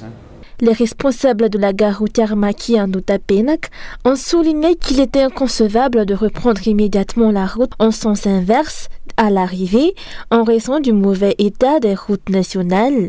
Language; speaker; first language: French; non-native, local second language; Malagasy